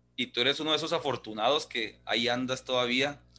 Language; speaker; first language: Spanish; native; Spanish